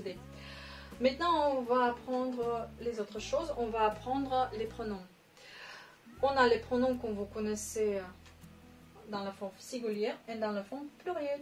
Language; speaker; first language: French; non-native, fluent; Russian